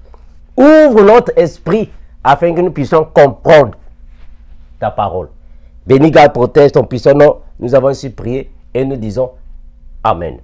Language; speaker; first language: French; non-native, local second language; Lingala